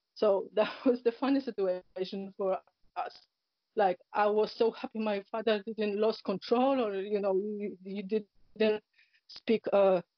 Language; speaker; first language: English; non-native, learner; Polish